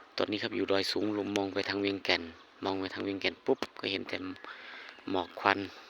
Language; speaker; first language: Thai; non-native, local second language; Hmong